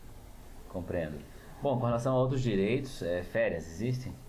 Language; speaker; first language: Portuguese; native; Portuguese